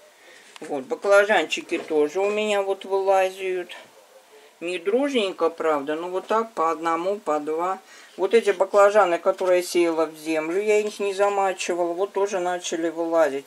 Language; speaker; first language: Russian; native; Russian